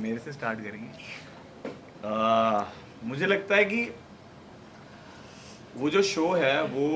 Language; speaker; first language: Hindi; native; Hindi